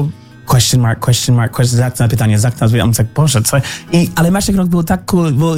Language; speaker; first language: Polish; non-native, learner; English